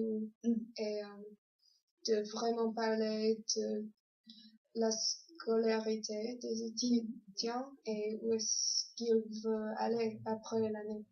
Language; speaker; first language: French; non-native, learner; English